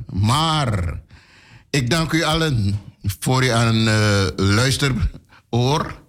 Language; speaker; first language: Dutch; native; Dutch